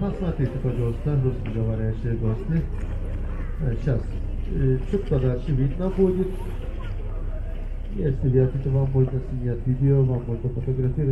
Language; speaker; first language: Russian; non-native, learner; Turkish